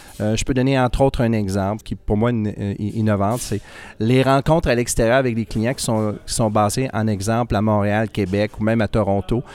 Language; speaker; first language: French; native; French